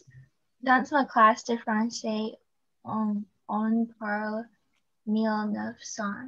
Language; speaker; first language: French; non-native, learner; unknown